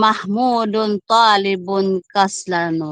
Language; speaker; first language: Arabic; non-native, learner; Filipino